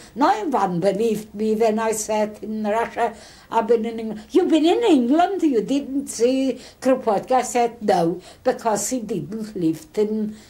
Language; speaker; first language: English; early bilingual, other home language; Polish